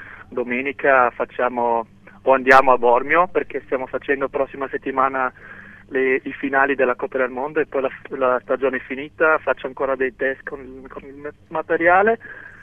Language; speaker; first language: Italian; non-native, local second language; German